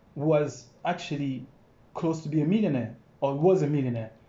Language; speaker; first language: English; non-native, fluent; French